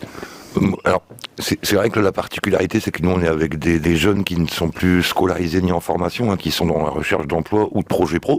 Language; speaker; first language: French; native; French